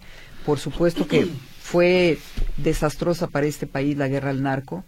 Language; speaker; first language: Spanish; native; Spanish